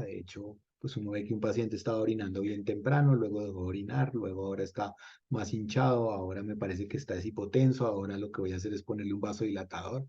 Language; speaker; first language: Spanish; native; Spanish